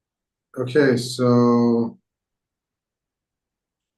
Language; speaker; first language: English; non-native, fluent; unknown